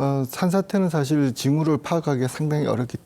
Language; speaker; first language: Korean; native; Korean